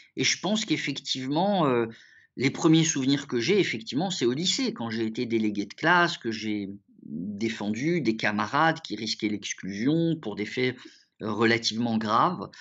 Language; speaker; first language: French; early bilingual, other home language; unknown